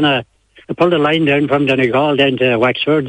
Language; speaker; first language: English; native; English